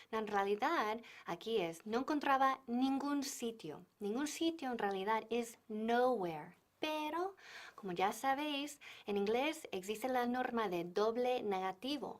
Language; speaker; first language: Spanish; non-native, fluent; English